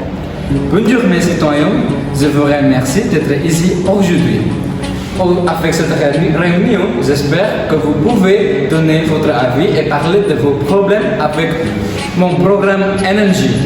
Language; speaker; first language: French; non-native, learner; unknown